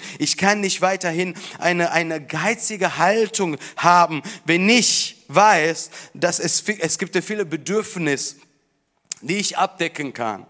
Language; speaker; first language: German; non-native, fluent; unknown